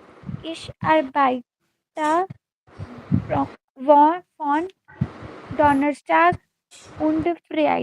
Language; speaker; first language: German; non-native, learner; Hindi